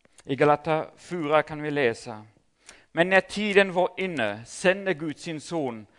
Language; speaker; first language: Swedish; non-native, fluent; German